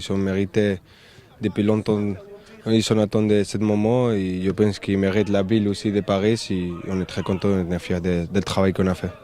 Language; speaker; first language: French; non-native, fluent; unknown